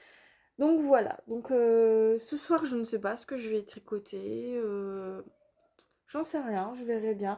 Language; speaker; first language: French; native; French